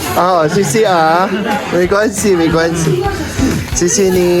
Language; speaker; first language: Chinese; non-native, learner; Filipino